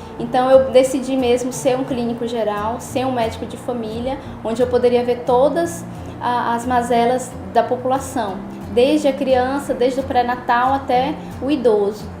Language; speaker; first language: Portuguese; native; Portuguese